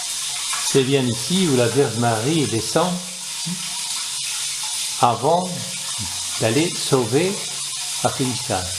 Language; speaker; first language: French; non-native, fluent; Spanish